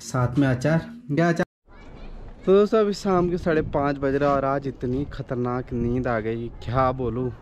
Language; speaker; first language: Hindi; native; Hindi